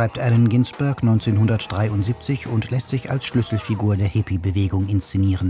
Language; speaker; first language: German; native; German